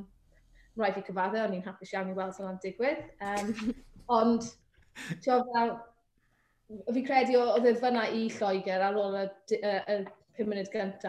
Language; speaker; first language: Welsh; native; Welsh